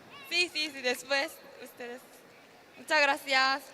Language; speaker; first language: Spanish; non-native, learner; Korean